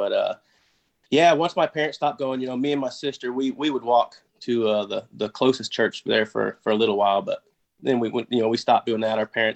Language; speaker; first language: English; native; English